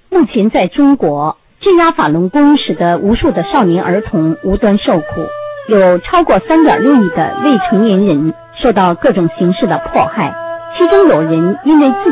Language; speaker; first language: Chinese; native; Chinese